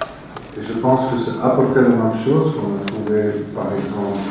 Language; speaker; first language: French; non-native, fluent; English